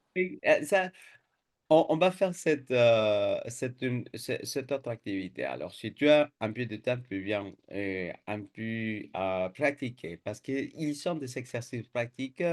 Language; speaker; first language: French; non-native, fluent; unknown